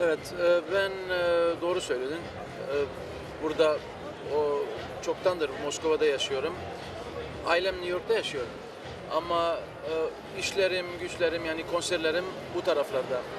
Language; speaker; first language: Turkish; early bilingual, heritage; Turkish